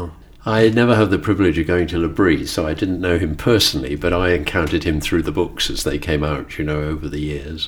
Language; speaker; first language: English; native; English